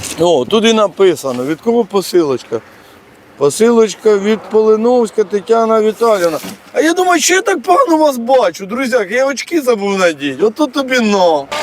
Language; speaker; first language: Ukrainian; native; Ukrainian